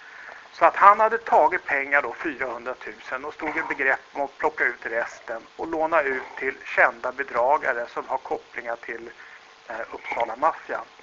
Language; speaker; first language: Swedish; native; Swedish